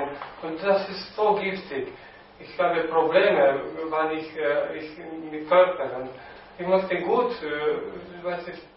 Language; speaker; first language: German; non-native, learner; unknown